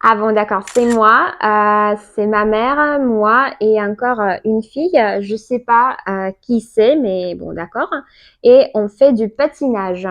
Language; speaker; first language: French; non-native, learner; Russian